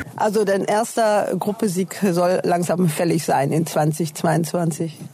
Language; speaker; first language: German; native; German